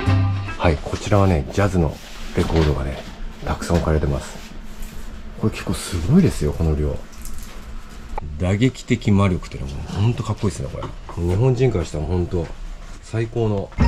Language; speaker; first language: Japanese; native; Japanese